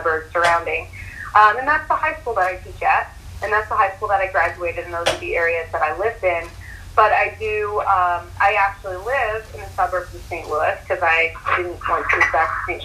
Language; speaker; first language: English; native; English